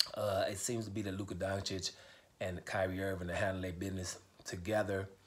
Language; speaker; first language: English; native; English